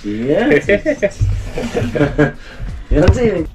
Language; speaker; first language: Korean; non-native, learner; Mongolian